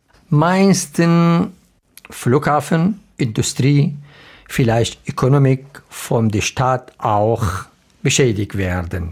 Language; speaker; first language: German; non-native, learner; Arabic